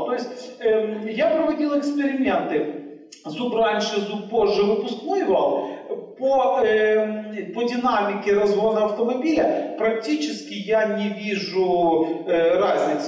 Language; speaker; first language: Russian; native; Russian